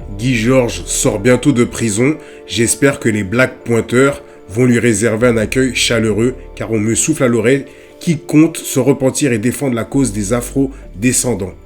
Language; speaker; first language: French; native; French